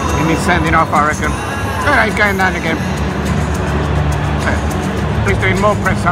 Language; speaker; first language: English; native; English